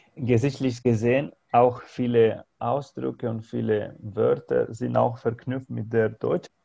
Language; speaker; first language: German; non-native, fluent; Spanish